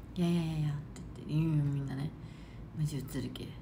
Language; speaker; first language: Japanese; native; Japanese